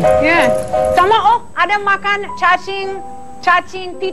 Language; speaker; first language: Indonesian; non-native, fluent; English